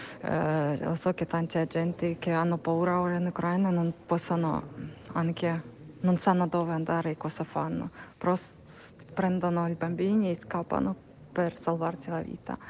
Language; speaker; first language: Italian; non-native, learner; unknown